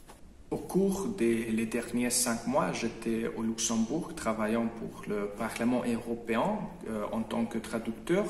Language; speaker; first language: French; non-native, fluent; Hungarian